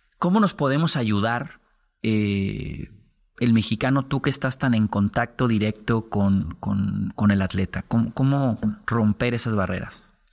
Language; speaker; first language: Spanish; native; Spanish